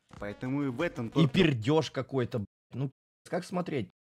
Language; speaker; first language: Russian; native; Russian